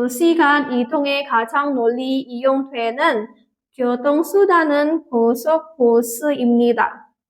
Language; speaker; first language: Korean; non-native, fluent; Indonesian